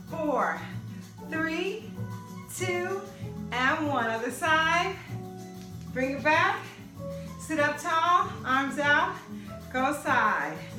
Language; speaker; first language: English; native; English